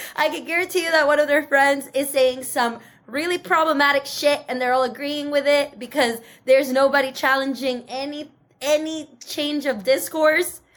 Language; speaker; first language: English; early bilingual, other home language; Spanish